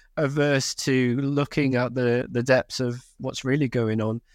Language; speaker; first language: English; native; English